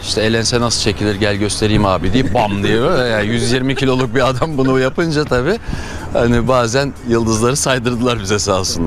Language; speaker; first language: Turkish; native; Turkish